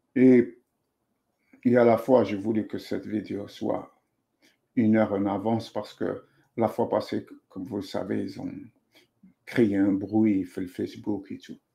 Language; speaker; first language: French; non-native, local second language; Arabic